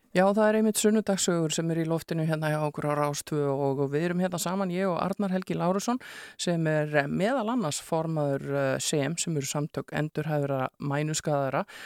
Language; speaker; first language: Icelandic; native; Icelandic